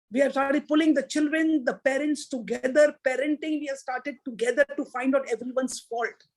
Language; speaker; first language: English; non-native, local second language; Punjabi